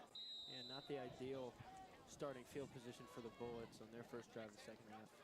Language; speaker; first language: English; native; English